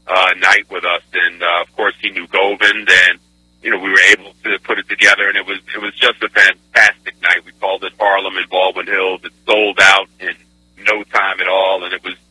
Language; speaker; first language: English; native; English